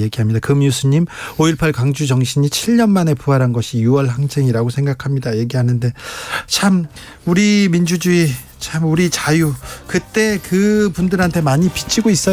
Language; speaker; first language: Korean; native; Korean